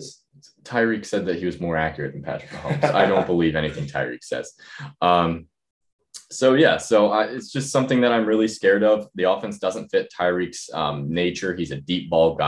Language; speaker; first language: English; native; English